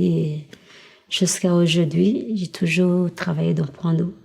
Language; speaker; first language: French; non-native, learner; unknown